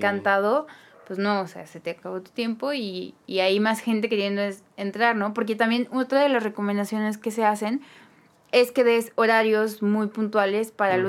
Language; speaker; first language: Spanish; native; Spanish